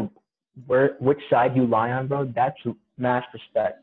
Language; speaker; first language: English; native; English